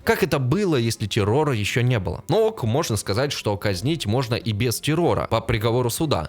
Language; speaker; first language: Russian; native; Russian